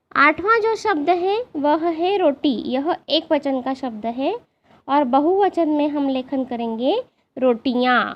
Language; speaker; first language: Hindi; non-native, local second language; Marathi